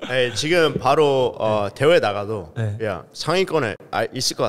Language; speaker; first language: Korean; early bilingual, heritage; Korean